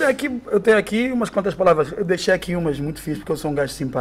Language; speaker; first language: Portuguese; native; Portuguese